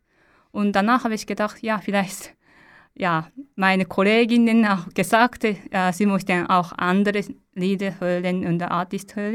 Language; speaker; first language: German; non-native, learner; Japanese